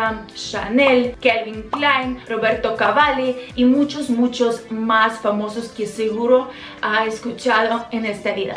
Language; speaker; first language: Spanish; non-native, fluent; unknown